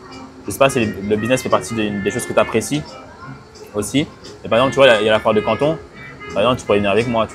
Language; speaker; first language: French; native; French